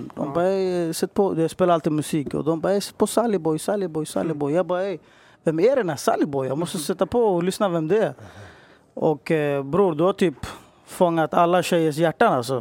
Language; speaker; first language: Swedish; native; Swedish